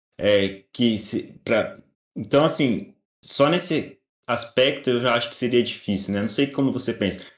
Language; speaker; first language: Portuguese; native; Portuguese